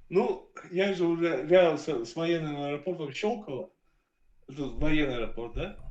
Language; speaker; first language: Russian; native; Russian